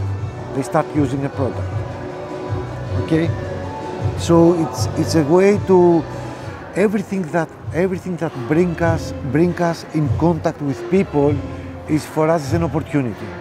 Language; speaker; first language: English; non-native, fluent; Greek